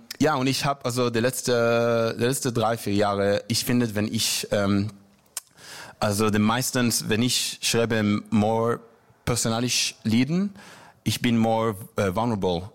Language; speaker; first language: German; non-native, learner; Hebrew